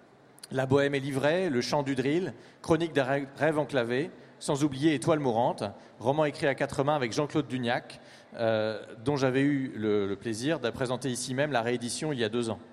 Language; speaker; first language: French; native; French